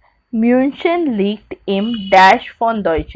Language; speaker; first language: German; non-native, learner; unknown